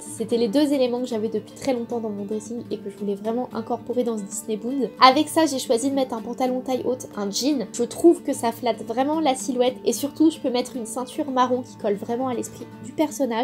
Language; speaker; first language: French; native; French